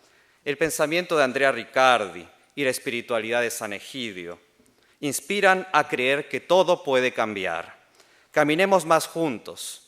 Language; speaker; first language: Spanish; native; Spanish